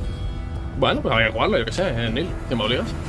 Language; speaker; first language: Spanish; native; Spanish